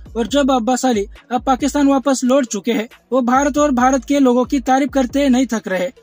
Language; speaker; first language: Hindi; native; Hindi